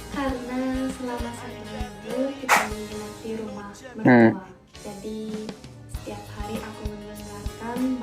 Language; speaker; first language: Indonesian; non-native, fluent; Japanese